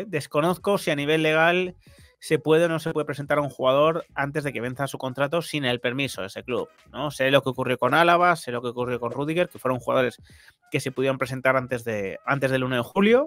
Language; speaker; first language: Spanish; native; Spanish